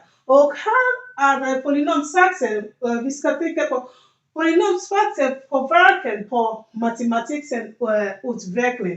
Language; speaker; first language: Swedish; non-native, learner; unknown